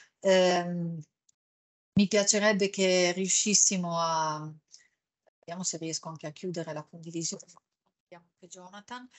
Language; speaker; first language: Italian; native; Italian